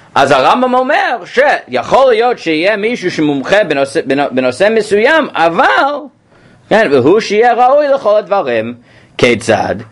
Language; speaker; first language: Hebrew; non-native, fluent; English